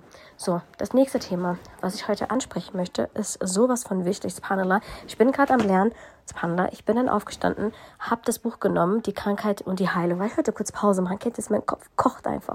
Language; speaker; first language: German; early bilingual, other home language; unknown